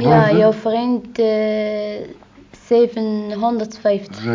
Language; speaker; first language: Dutch; non-native, learner; Arabic